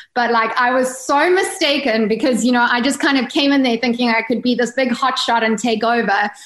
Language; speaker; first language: English; native; English